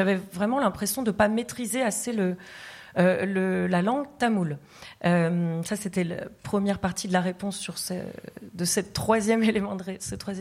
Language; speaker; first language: French; non-native, fluent; Tamil